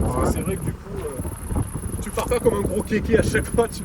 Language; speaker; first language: French; native; French